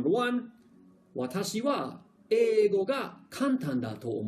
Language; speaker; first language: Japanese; non-native, fluent; English